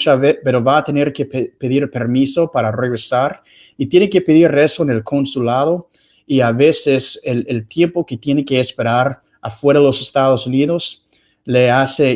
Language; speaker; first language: Spanish; non-native, fluent; English